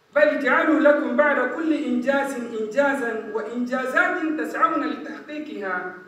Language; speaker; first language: Arabic; non-native, fluent; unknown